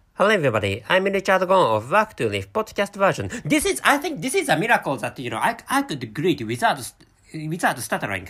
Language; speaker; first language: English; non-native, fluent; Japanese